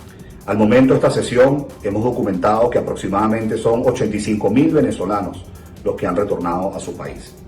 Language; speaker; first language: Spanish; native; Spanish